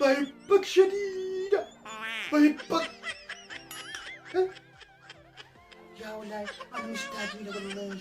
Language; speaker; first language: Arabic; non-native, learner; Oromo